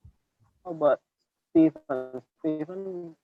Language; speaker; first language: English; non-native, learner; Indonesian